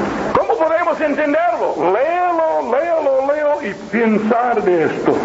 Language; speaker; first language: Spanish; non-native, learner; English